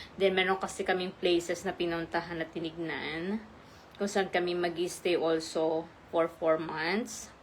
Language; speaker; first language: Filipino; non-native, local second language; Iloko